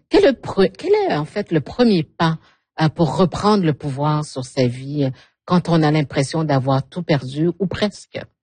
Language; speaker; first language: French; native; French